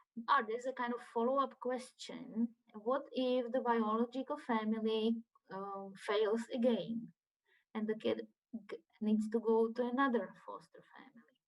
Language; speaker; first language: English; non-native, fluent; Czech